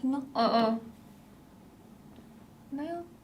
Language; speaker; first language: Korean; native; Korean